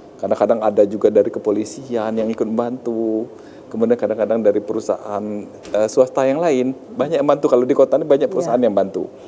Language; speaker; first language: Indonesian; native; Indonesian